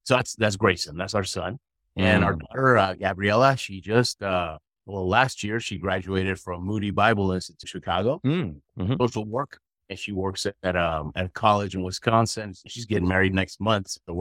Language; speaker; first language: English; early bilingual, other home language; Spanish